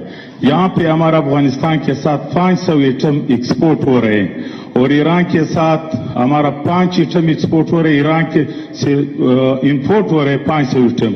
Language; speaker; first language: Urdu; non-native, local second language; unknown